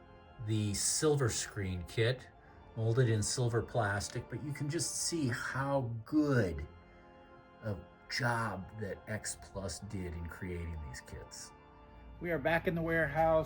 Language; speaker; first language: English; native; English